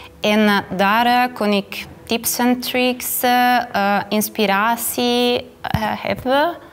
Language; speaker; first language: Dutch; non-native, fluent; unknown